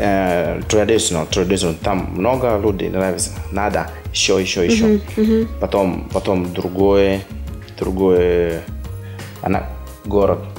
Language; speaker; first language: Russian; non-native, learner; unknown